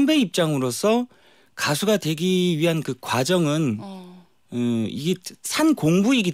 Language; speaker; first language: Korean; native; Korean